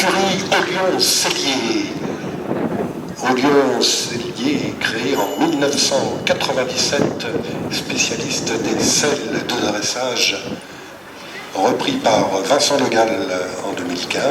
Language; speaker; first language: French; native; French